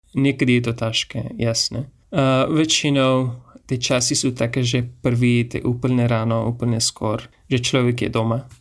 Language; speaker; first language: Slovak; non-native, fluent; Persian